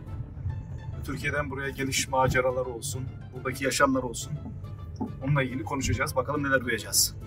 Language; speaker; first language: Turkish; native; Turkish